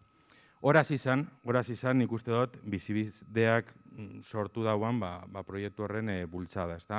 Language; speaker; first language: Basque; native; Basque